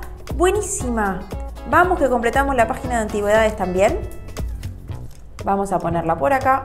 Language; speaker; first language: Spanish; native; Spanish